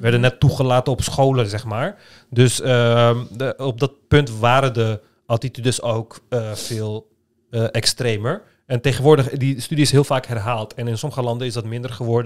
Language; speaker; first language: Dutch; native; Dutch